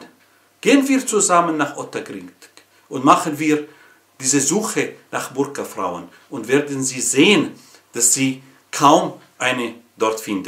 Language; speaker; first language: German; non-native, fluent; Arabic